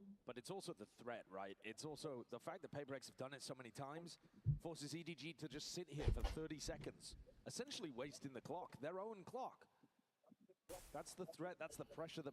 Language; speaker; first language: English; native; English